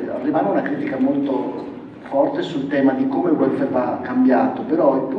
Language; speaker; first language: Italian; native; Italian